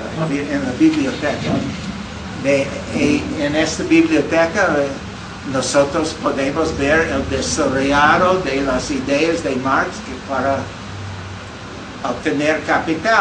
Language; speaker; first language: Spanish; non-native, fluent; English